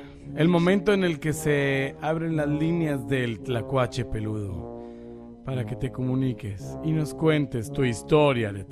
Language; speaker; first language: Spanish; native; Spanish